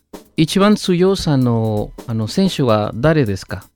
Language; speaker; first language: Japanese; non-native, learner; Spanish